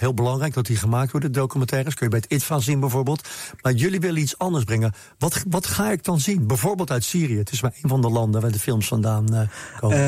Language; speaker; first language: Dutch; native; Dutch